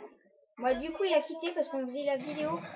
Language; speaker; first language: French; native; French